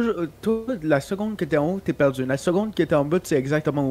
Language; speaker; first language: French; native; French